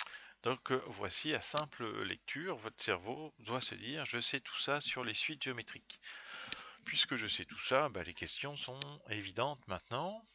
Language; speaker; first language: French; native; French